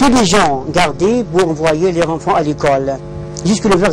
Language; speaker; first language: French; non-native, learner; Arabic